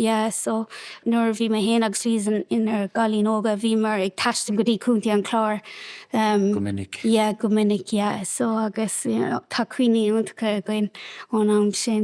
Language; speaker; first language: Irish; non-native, local second language; English